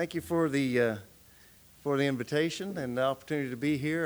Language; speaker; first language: English; native; English